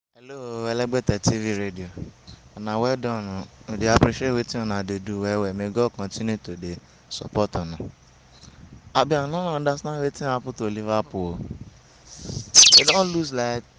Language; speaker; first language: Nigerian Pidgin; native; Nigerian Pidgin